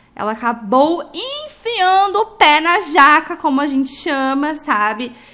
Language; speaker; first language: Portuguese; native; Portuguese